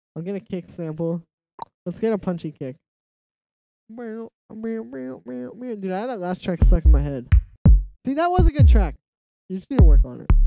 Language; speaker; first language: English; native; English